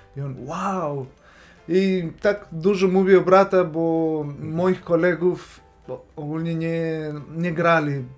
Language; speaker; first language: Polish; non-native, fluent; Spanish